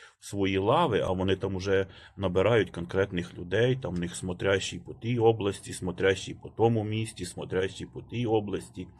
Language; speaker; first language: Ukrainian; native; Ukrainian